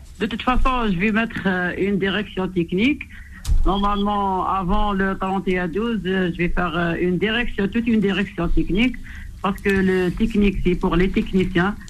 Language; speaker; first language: French; non-native, local second language; Arabic